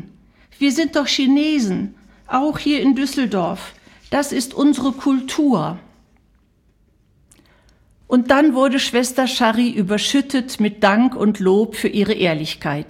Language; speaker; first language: German; native; German